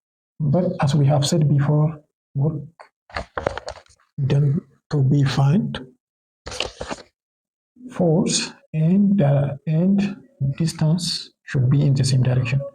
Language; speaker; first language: English; non-native, local second language; Oromo